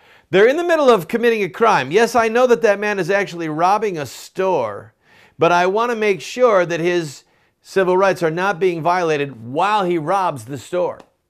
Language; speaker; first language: English; native; English